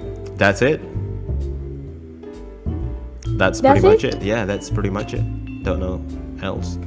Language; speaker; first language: English; non-native, fluent; Indonesian